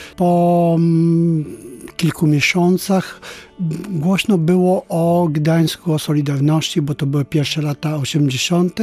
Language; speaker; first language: Polish; non-native, fluent; Italian